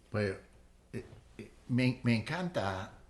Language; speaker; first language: Spanish; non-native, fluent; English